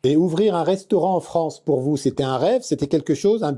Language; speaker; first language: French; native; French